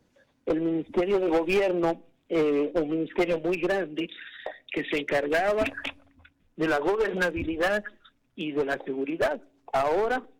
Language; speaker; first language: Spanish; native; Spanish